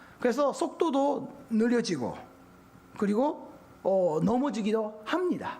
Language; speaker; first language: Korean; non-native, fluent; Japanese